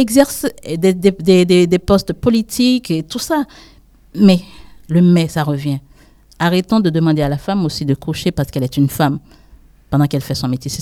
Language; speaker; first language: French; non-native, local second language; Haitian Creole